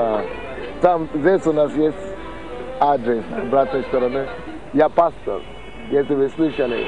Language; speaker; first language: Russian; non-native, fluent; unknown